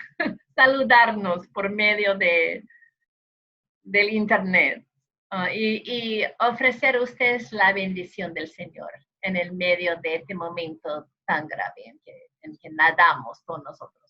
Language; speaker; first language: Spanish; non-native, fluent; English